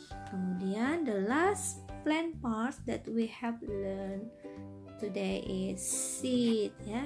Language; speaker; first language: English; non-native, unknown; Indonesian